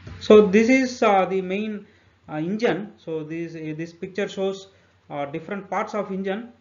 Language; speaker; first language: English; non-native, local second language; Telugu